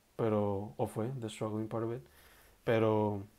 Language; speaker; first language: Spanish; native; Spanish